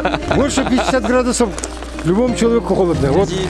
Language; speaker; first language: Russian; native; Russian